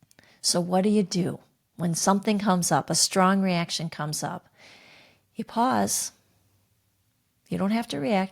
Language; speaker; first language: English; native; English